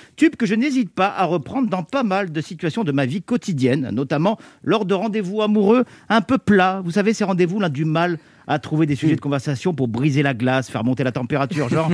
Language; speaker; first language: French; native; French